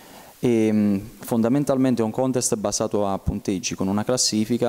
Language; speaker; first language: Italian; native; Italian